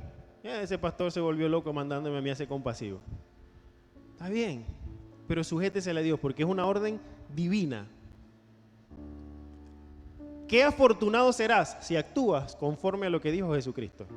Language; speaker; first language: Spanish; native; Spanish